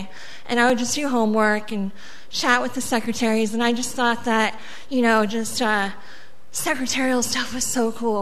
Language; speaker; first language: English; early bilingual, other home language; Spanish